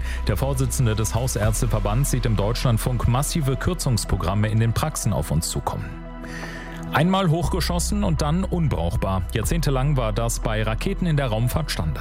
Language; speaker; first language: German; native; German